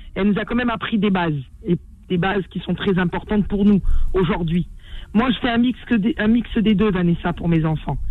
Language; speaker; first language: French; non-native, local second language; Arabic